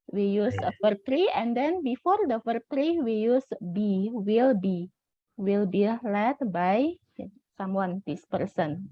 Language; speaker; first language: English; non-native, fluent; Indonesian